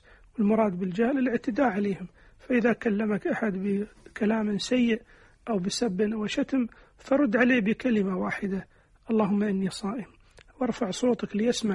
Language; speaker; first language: Arabic; native; Arabic